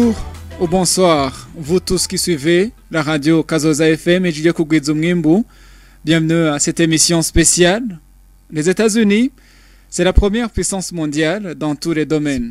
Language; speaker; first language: French; non-native, local second language; Rundi